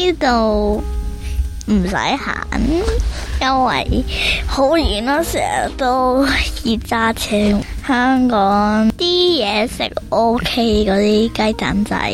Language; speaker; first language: Cantonese; early bilingual, heritage; Cantonese